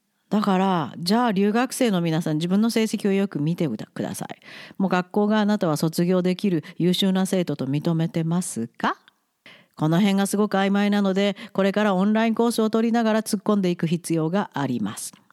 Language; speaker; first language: Japanese; native; Japanese